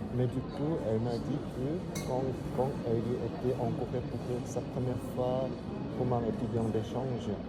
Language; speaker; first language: French; non-native, fluent; Korean